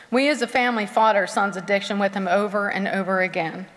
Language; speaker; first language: English; native; English